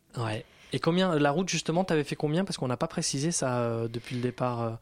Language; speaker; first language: French; native; French